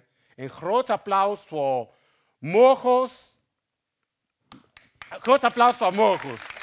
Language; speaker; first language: Dutch; non-native, fluent; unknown